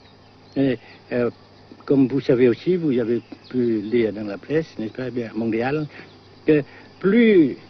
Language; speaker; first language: French; non-native, local second language; Vietnamese